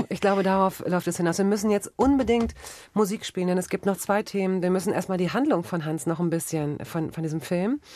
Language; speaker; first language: German; native; German